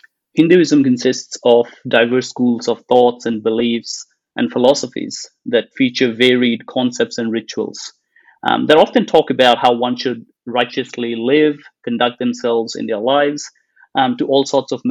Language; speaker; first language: English; non-native, local second language; Bangla